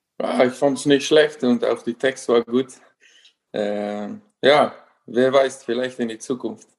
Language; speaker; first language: German; non-native, fluent; Dutch